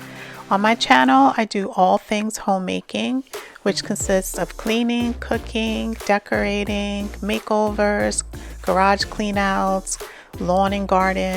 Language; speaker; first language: English; native; English